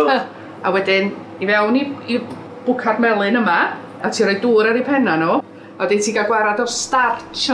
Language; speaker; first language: Welsh; native; Welsh